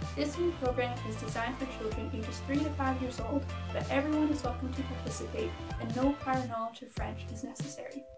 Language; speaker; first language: English; native; English